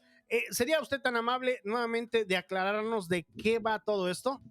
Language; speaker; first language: Spanish; native; Spanish